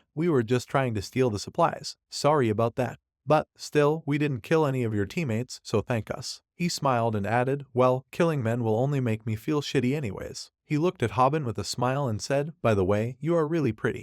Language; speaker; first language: English; non-native, local second language; Hindi